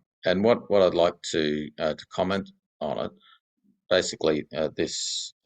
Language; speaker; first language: English; native; English